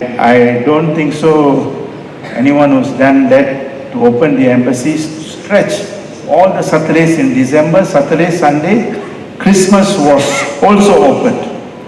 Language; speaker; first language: English; non-native, local second language; Tamil